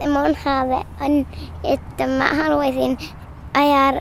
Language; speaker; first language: Finnish; early bilingual, heritage; Finnish